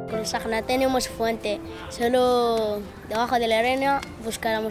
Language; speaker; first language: Spanish; non-native, learner; Arabic